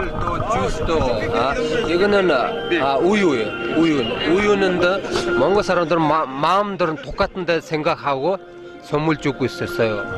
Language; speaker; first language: Korean; non-native, learner; Mongolian